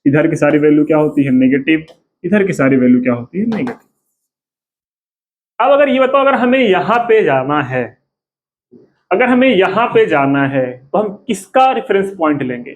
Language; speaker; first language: Hindi; native; Hindi